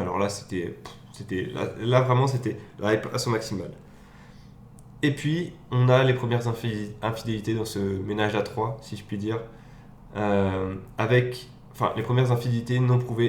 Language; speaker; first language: French; native; French